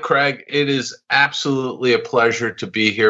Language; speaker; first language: English; native; English